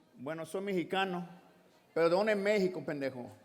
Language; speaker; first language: Spanish; early bilingual, heritage; Spanish